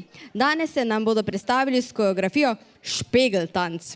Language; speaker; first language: Slovenian; native; Slovenian